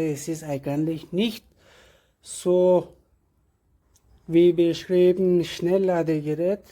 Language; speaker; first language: German; non-native, learner; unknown